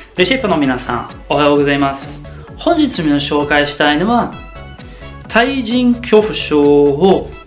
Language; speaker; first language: Japanese; non-native, fluent; German